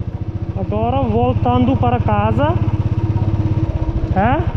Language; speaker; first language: Portuguese; non-native, learner; Hindi